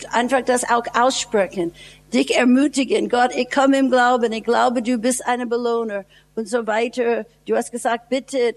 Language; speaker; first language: German; non-native, fluent; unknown